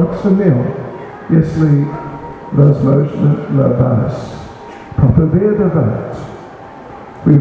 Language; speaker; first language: Russian; non-native, learner; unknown